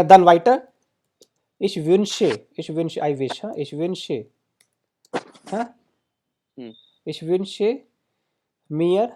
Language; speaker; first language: German; non-native, fluent; Hindi